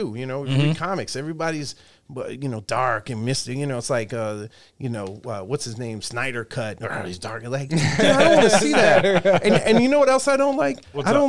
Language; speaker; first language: English; native; English